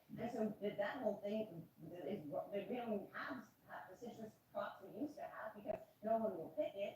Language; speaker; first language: English; native; English